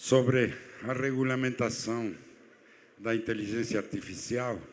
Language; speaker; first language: Portuguese; non-native, fluent; Spanish